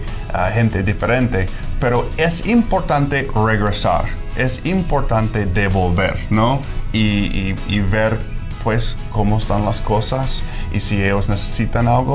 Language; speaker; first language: Spanish; non-native, fluent; English